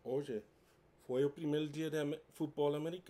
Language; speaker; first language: Portuguese; non-native, learner; English